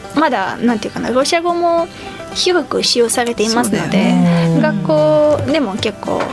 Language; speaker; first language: Japanese; non-native, fluent; Uzbek